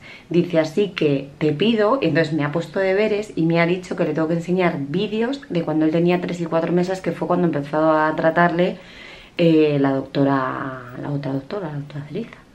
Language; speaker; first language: Spanish; native; Spanish